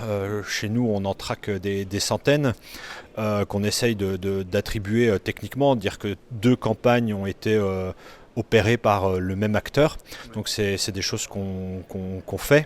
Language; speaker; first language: French; native; French